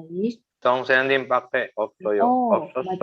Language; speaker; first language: Korean; non-native, learner; Indonesian